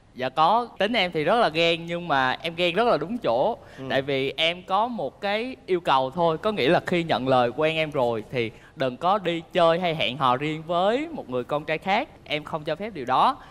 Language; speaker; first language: Vietnamese; native; Vietnamese